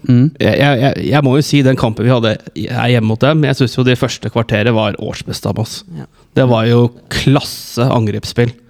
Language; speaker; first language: Norwegian; native; Norwegian